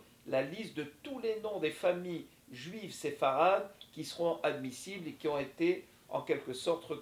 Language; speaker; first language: French; native; French